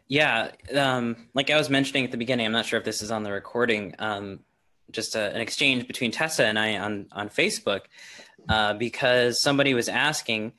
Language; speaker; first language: English; native; English